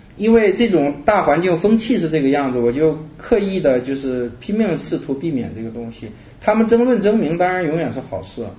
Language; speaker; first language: Chinese; native; Chinese